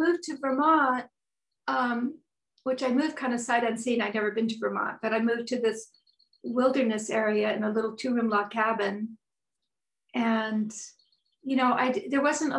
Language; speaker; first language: English; native; English